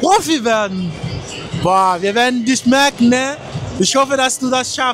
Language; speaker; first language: German; non-native, learner; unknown